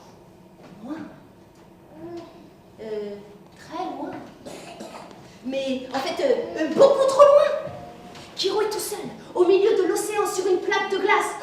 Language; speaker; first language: French; native; French